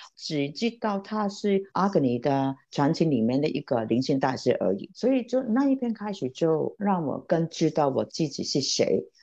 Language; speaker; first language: Chinese; non-native, local second language; Cantonese